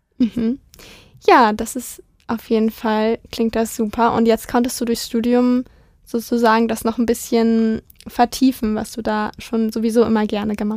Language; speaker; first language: German; native; German